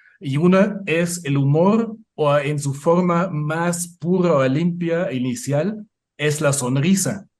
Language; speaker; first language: Spanish; non-native, fluent; German